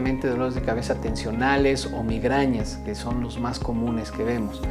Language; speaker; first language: Spanish; native; Spanish